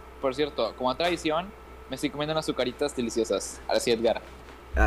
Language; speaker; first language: Spanish; native; Spanish